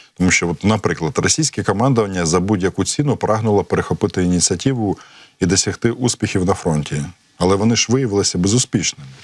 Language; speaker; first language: Ukrainian; non-native, local second language; Russian